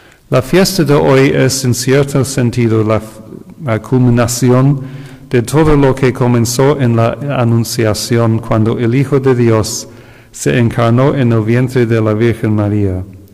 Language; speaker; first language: Spanish; non-native, fluent; English